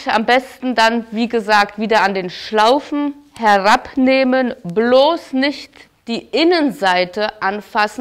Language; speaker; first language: German; native; German